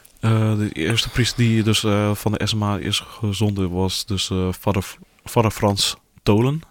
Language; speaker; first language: Dutch; non-native, fluent; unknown